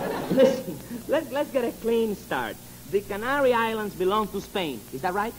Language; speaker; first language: English; non-native, fluent; Spanish